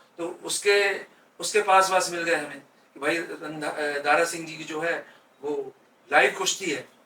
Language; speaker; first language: Hindi; native; Hindi